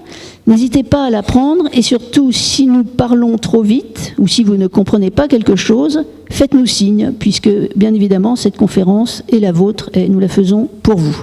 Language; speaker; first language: French; native; French